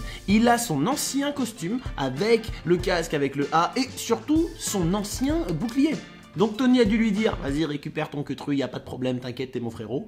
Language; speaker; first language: French; native; French